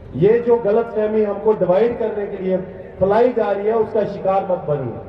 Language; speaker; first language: Hindi; non-native, local second language; Punjabi